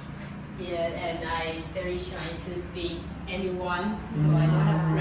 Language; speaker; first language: English; non-native, learner; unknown